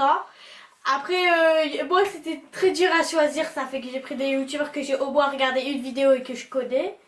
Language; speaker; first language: French; native; French